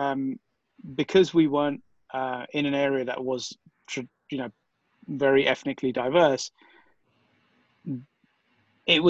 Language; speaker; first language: English; native; English